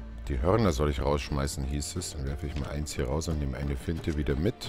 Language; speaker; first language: German; native; German